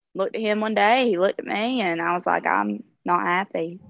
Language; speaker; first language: English; native; English